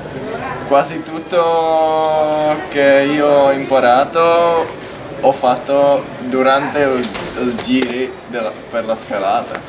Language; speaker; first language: Italian; non-native, fluent; Czech